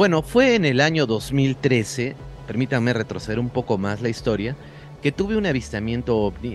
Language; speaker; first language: Spanish; native; Spanish